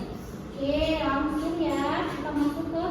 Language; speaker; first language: Indonesian; native; Indonesian